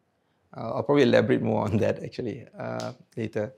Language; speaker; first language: English; non-native, local second language; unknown